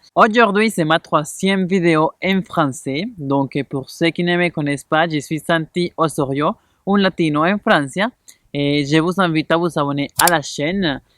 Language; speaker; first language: French; non-native, fluent; Spanish